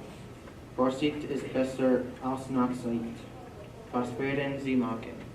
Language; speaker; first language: German; non-native, learner; English